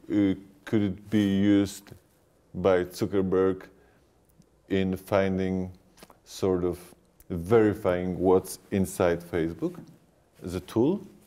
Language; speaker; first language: English; non-native, fluent; Polish